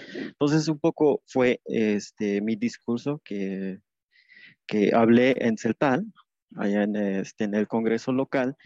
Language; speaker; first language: Spanish; non-native, local second language; Tzeltal